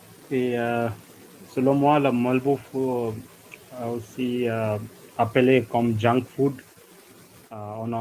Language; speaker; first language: French; non-native, fluent; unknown